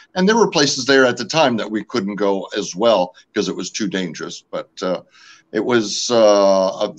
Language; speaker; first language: English; native; English